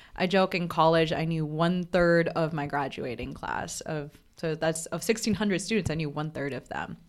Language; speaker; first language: English; non-native, local second language; Bangla